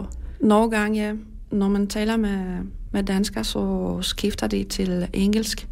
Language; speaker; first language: Danish; non-native, learner; Polish